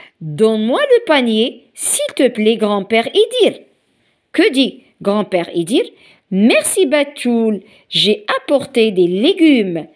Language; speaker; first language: French; non-native, local second language; Arabic